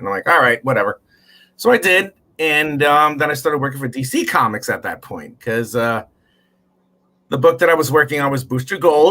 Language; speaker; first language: English; native; English